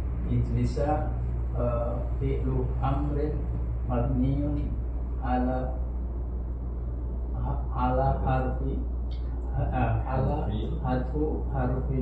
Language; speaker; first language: Arabic; non-native, learner; Indonesian